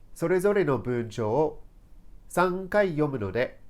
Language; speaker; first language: Japanese; non-native, fluent; English